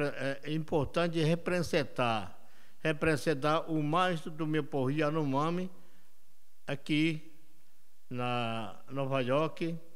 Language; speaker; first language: Portuguese; non-native, local second language; Yanomámi